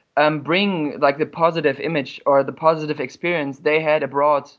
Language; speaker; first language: English; non-native, fluent; German